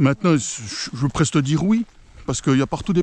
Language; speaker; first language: French; native; French